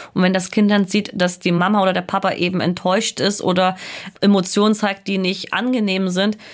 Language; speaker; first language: German; native; German